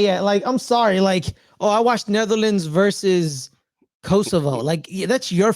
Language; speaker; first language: English; native; English